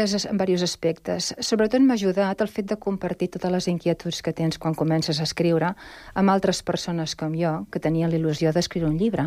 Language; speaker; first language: Catalan; native; Catalan